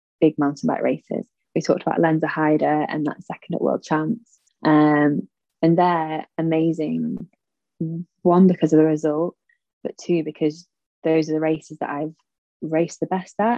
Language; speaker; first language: English; native; English